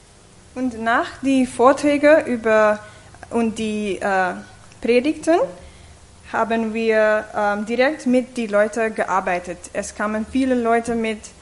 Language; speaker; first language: German; non-native, fluent; English